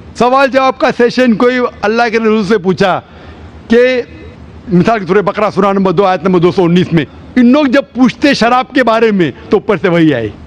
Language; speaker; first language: Urdu; non-native, local second language; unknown